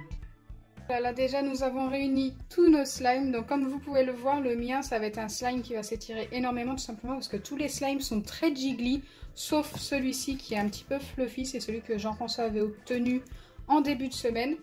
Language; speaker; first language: French; native; French